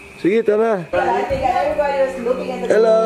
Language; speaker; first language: Filipino; non-native, learner; English